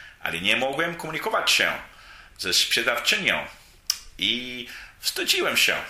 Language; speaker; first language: Polish; non-native, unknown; English